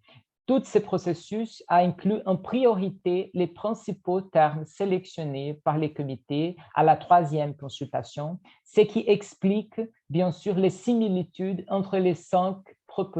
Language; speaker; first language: French; non-native, fluent; Portuguese